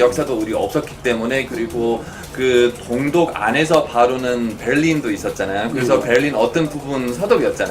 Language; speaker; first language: Korean; non-native, fluent; German